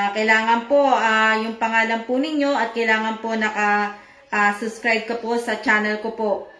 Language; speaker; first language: Filipino; native; Filipino